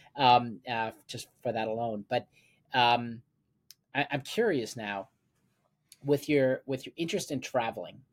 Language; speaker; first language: English; non-native, fluent; German